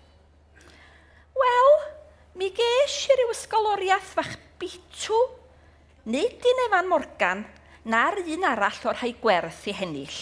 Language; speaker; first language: Welsh; native; Welsh